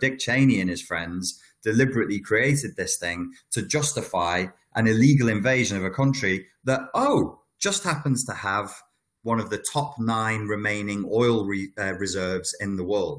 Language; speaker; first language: English; native; English